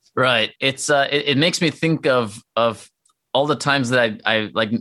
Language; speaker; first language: English; non-native, fluent; Norwegian